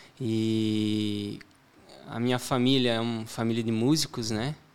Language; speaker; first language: Portuguese; native; Portuguese